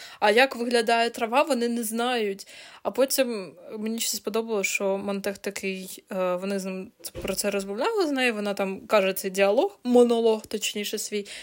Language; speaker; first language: Ukrainian; non-native, local second language; Russian